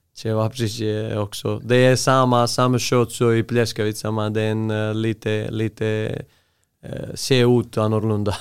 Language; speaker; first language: Swedish; non-native, learner; Serbian